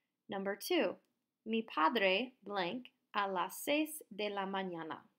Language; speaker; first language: Spanish; non-native, fluent; English